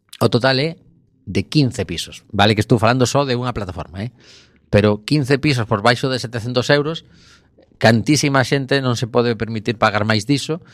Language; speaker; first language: Galician; native; Galician